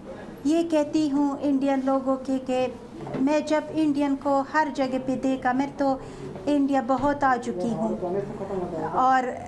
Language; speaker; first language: Hindi; non-native, fluent; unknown